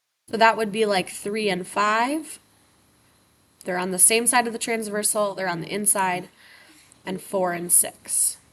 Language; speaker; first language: English; native; English